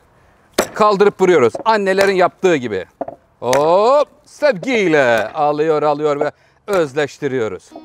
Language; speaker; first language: Turkish; native; Turkish